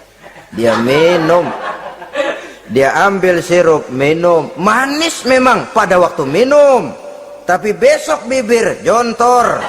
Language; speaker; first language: Indonesian; native; Indonesian